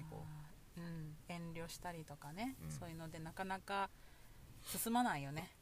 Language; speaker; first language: Japanese; native; Japanese